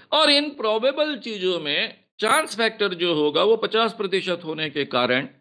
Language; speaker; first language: Hindi; non-native, local second language; Marathi